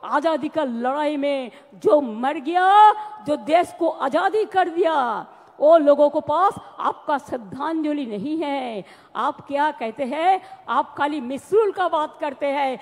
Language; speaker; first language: Hindi; non-native, local second language; Bangla